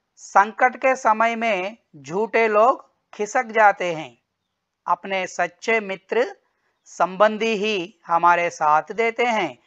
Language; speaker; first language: Hindi; non-native, local second language; Telugu